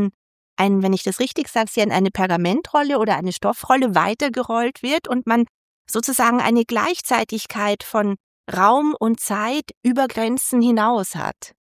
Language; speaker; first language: German; native; German